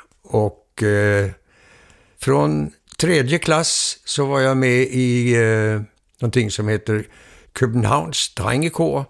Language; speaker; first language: Swedish; early bilingual, heritage; Swedish